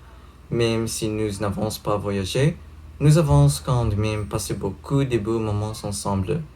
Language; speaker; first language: French; non-native, learner; English